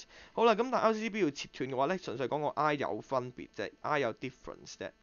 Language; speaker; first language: Cantonese; native; Cantonese